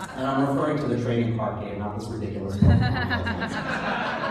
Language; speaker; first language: English; native; English